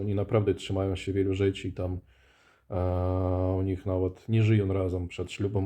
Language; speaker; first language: Polish; non-native, fluent; Russian